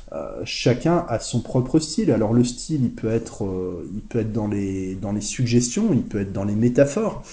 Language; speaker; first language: French; native; French